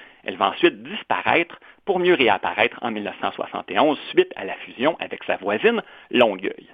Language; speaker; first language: French; native; French